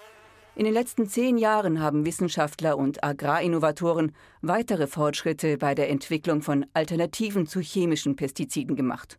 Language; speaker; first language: German; native; German